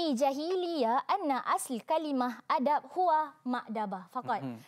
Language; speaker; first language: Arabic; non-native, fluent; Malay